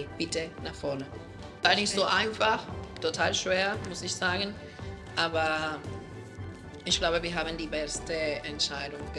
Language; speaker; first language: German; non-native, fluent; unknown